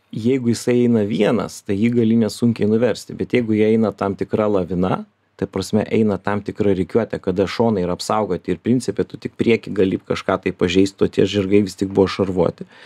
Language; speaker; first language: Lithuanian; native; Lithuanian